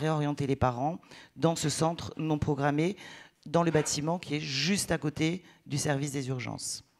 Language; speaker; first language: French; native; French